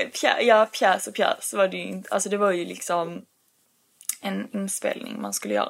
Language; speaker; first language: Swedish; early bilingual, other home language; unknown